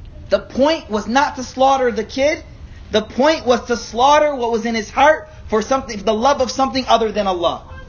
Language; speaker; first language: English; native; English